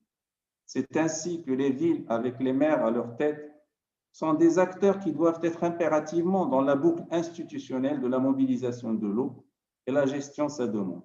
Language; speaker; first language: French; non-native, local second language; Arabic